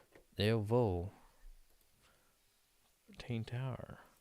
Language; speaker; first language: Portuguese; non-native, learner; English